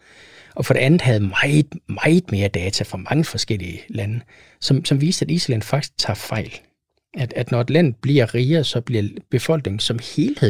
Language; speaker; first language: Danish; native; Danish